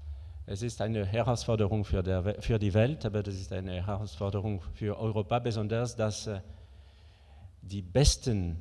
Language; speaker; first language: German; non-native, fluent; French